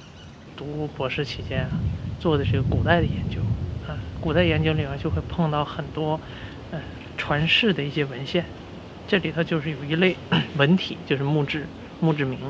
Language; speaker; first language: Chinese; native; Chinese